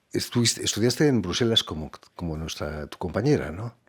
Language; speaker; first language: Spanish; native; Spanish